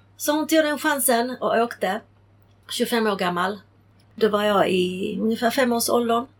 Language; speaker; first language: Swedish; early bilingual, other home language; Czech